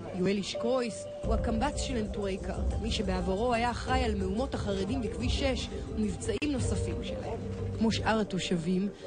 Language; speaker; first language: Hebrew; native; Hebrew